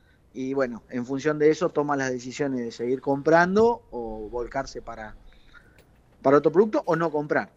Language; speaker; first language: Spanish; native; Spanish